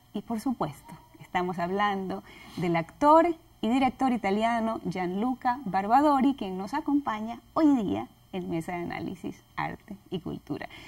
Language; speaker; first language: Spanish; native; Spanish